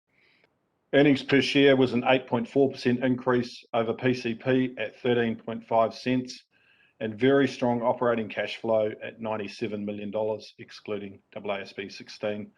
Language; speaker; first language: English; native; English